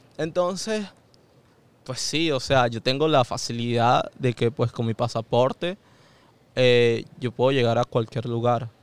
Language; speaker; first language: Spanish; native; Spanish